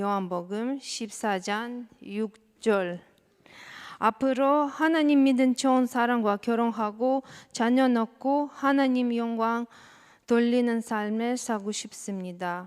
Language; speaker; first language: Korean; non-native, learner; Russian